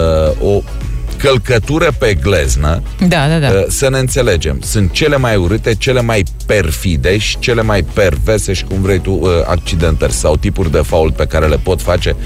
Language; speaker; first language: Romanian; native; Romanian